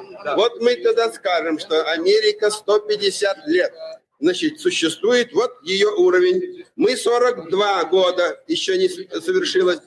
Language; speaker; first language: Russian; native; Russian